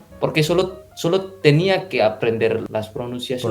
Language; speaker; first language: Spanish; non-native, fluent; Indonesian